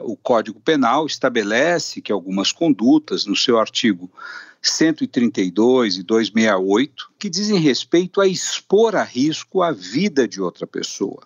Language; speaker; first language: Portuguese; native; Portuguese